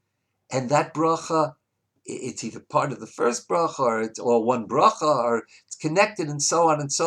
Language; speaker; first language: English; native; English